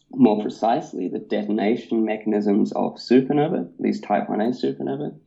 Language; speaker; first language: English; native; English